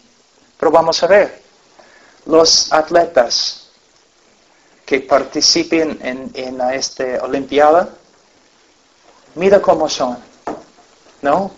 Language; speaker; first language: Spanish; non-native, fluent; English